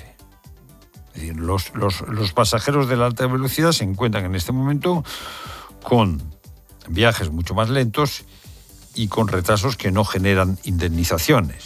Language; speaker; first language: Spanish; native; Spanish